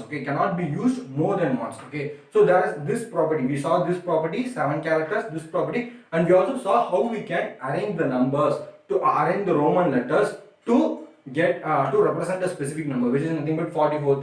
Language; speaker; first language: English; non-native, local second language; Tamil